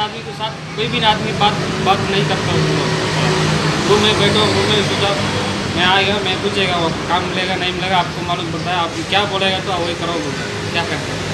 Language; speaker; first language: Hindi; non-native, local second language; Tamil